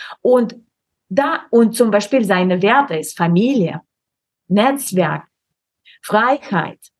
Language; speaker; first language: German; non-native, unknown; Russian